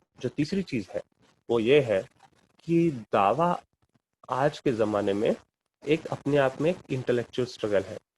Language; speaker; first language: Urdu; non-native, local second language; Kannada